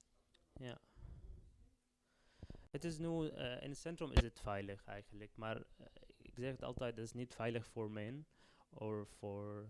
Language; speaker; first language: Dutch; non-native, learner; Arabic